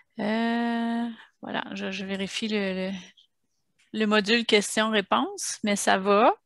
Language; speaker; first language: French; native; French